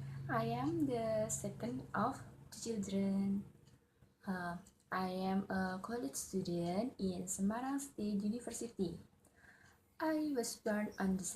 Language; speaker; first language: English; non-native, learner; Indonesian